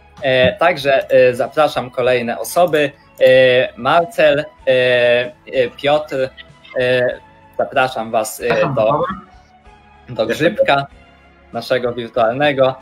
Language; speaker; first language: Polish; native; Polish